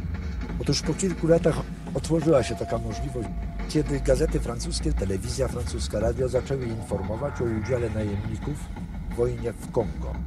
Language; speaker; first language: Polish; native; Polish